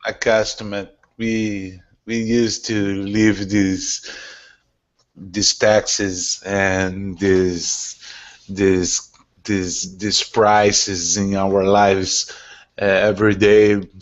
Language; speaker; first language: English; non-native, learner; Portuguese